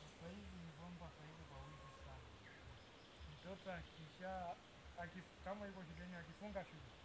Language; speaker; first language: Swahili; non-native, local second language; Masai